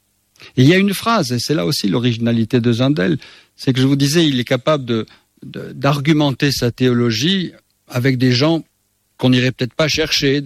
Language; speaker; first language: French; native; French